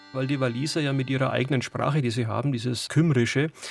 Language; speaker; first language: German; native; German